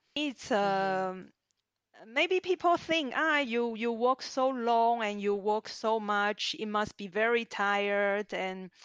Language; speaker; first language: English; non-native, learner; Chinese